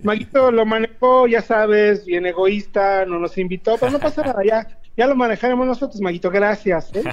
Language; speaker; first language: Spanish; native; Spanish